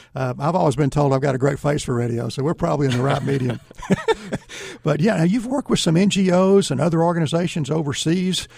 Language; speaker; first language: English; native; English